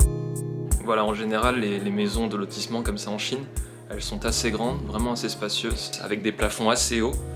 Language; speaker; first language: French; native; French